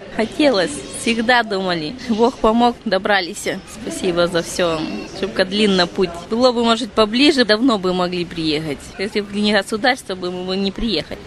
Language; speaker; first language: Russian; early bilingual, heritage; Portuguese